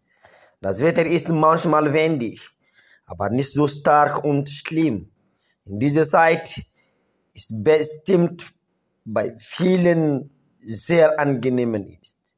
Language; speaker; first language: German; non-native, learner; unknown